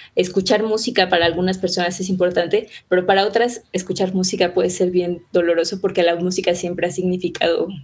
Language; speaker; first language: Spanish; native; Spanish